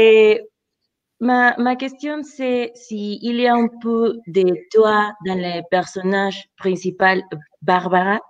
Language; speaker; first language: French; non-native, fluent; Spanish